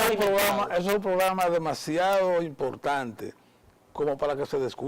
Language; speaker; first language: Spanish; native; Spanish